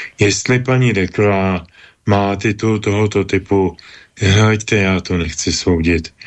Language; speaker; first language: Czech; native; Czech